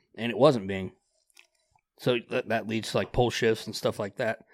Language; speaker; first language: English; native; English